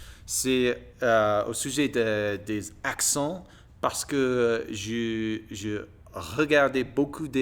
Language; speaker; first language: French; non-native, learner; English